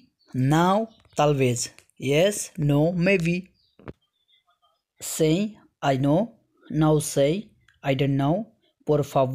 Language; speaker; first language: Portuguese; non-native, learner; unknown